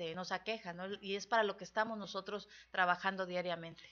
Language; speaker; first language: Spanish; native; Spanish